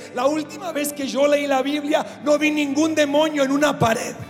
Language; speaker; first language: Spanish; non-native, fluent; English